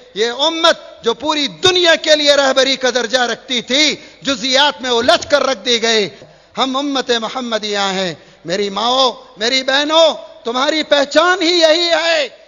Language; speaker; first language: Urdu; native; Urdu